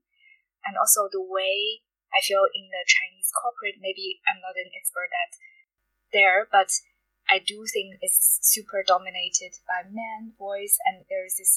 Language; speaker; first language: English; non-native, fluent; Chinese